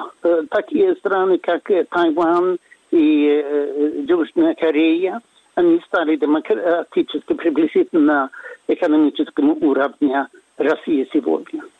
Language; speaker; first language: Russian; non-native, fluent; Swedish